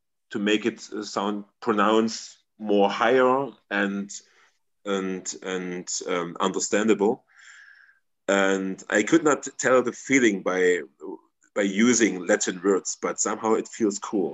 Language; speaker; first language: English; non-native, fluent; German